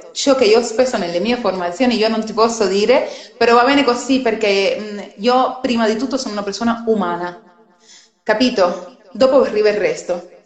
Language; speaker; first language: Italian; non-native, fluent; Spanish